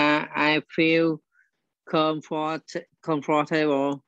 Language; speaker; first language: English; non-native, learner; Vietnamese